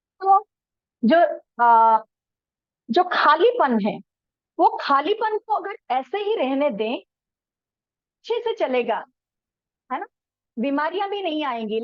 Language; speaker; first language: Hindi; non-native, local second language; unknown